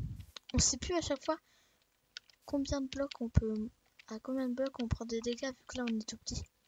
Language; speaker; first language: French; native; French